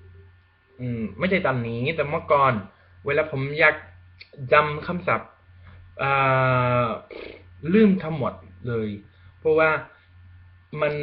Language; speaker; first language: Thai; non-native, learner; Spanish